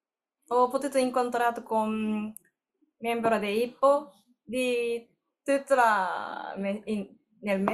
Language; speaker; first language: Italian; non-native, learner; Japanese